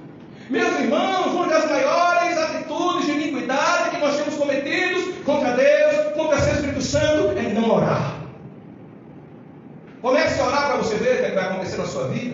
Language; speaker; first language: Portuguese; native; Portuguese